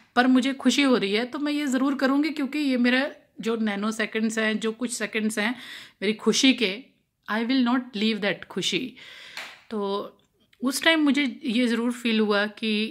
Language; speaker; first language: Hindi; non-native, local second language; Punjabi